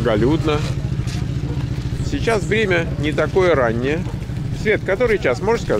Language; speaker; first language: Russian; native; Russian